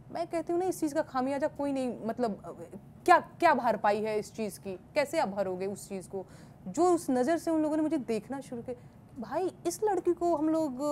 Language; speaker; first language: Hindi; native; Hindi